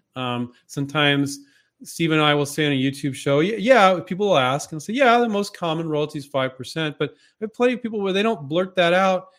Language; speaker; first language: English; native; English